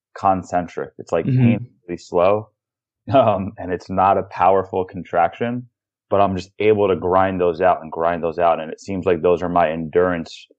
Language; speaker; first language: English; native; English